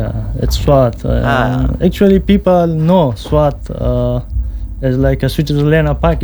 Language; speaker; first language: English; non-native, local second language; Pashto